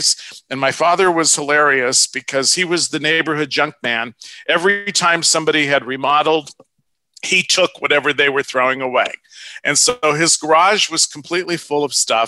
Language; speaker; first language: English; native; English